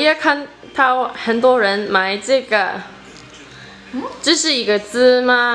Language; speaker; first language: Chinese; non-native, learner; English